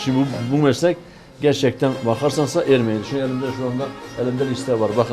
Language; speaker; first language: Turkish; native; Turkish